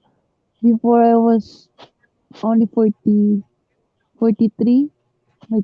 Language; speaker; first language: English; non-native, local second language; Cebuano